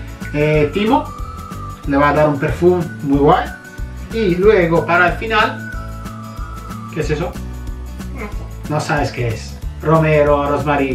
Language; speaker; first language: Spanish; non-native, fluent; Italian